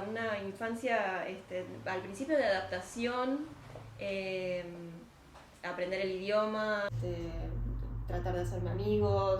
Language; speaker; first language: Spanish; early bilingual, other home language; Ukrainian